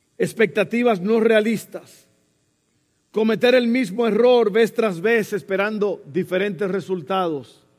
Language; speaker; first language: Spanish; early bilingual, heritage; Spanish